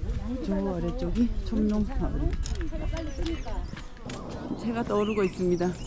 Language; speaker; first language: Korean; native; Korean